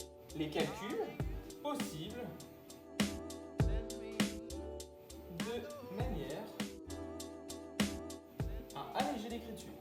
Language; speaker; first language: French; native; French